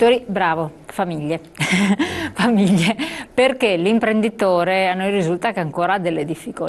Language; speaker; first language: Italian; native; Italian